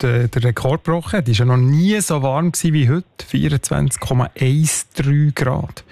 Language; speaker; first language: German; native; German